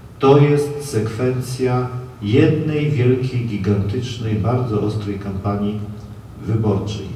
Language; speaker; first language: Polish; native; Polish